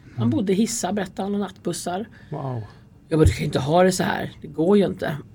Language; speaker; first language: Swedish; native; Swedish